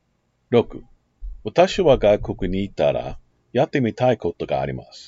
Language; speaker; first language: Japanese; non-native, learner; English